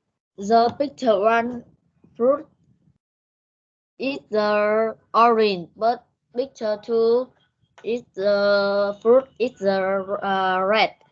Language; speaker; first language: English; non-native, learner; Vietnamese